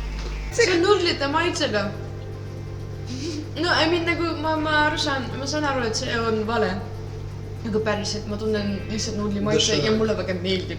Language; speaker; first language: Estonian; non-native, local second language; Russian